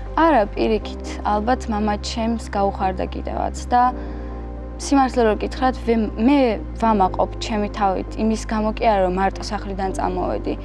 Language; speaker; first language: Georgian; non-native, local second language; Azerbaijani